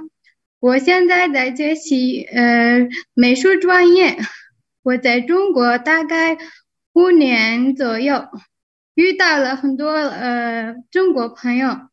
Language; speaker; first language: Chinese; non-native, learner; Arabic